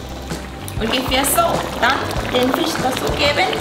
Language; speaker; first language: German; non-native, learner; Thai